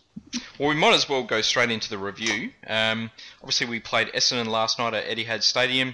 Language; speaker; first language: English; native; English